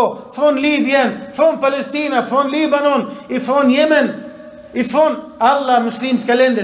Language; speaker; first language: Swedish; early bilingual, other home language; Arabic